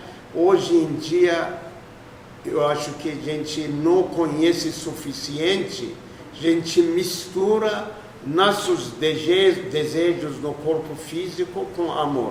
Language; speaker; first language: Portuguese; non-native, fluent; Turkish